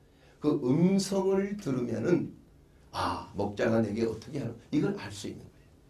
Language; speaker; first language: Korean; native; Korean